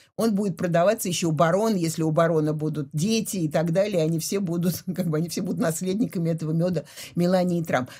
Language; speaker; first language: Russian; native; Russian